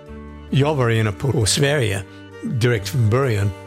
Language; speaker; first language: Swedish; non-native, fluent; English